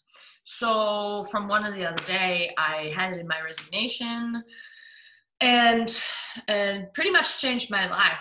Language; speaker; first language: English; non-native, fluent; German